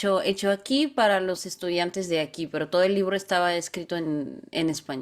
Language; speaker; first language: Spanish; non-native, fluent; Bulgarian